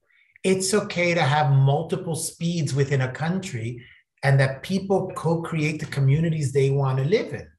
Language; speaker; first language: English; native; English